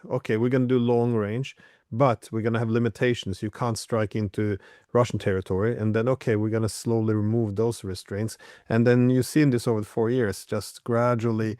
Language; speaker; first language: English; non-native, fluent; Norwegian